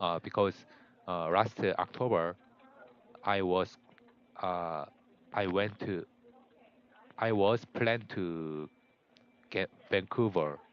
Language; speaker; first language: English; non-native, learner; Korean